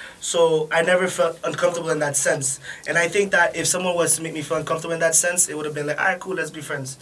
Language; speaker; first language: English; early bilingual, other home language; French